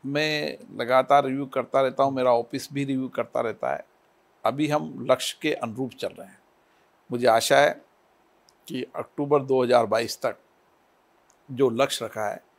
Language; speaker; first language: Hindi; native; Hindi